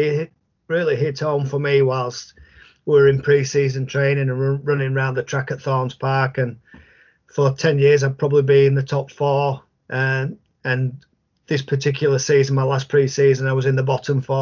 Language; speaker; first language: English; native; English